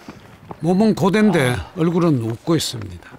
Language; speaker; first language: Korean; native; Korean